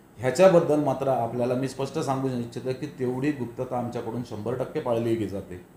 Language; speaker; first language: Marathi; native; Marathi